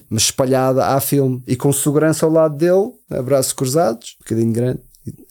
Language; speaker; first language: Portuguese; early bilingual, heritage; Portuguese